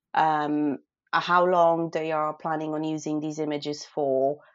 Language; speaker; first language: English; non-native, fluent; Polish